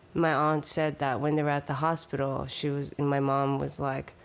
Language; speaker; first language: English; early bilingual, other home language; Chinese